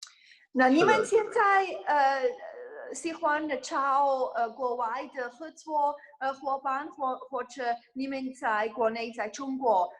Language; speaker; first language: Chinese; non-native, fluent; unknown